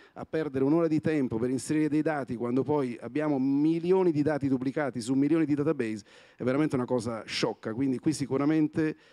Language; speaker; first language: Italian; native; Italian